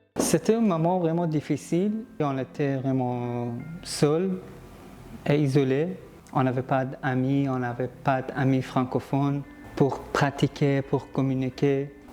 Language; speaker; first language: French; non-native, fluent; Persian